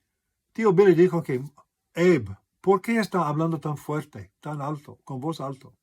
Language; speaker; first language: Spanish; non-native, fluent; English